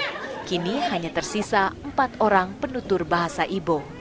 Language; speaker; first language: Indonesian; native; Indonesian